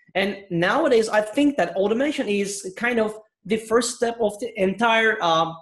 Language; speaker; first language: English; non-native, fluent; Turkish